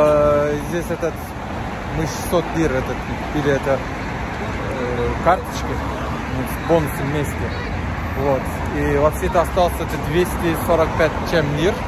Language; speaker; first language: Russian; non-native, learner; Turkish